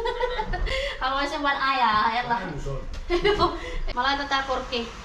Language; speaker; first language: Finnish; non-native, learner; Filipino